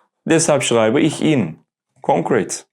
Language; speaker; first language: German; non-native, learner; Turkish